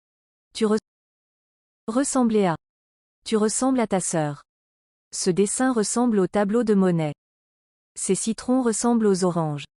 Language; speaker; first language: French; non-native, learner; English